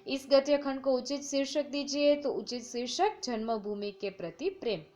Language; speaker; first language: Hindi; non-native, local second language; Gujarati